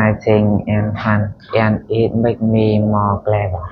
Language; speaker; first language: English; non-native, learner; Vietnamese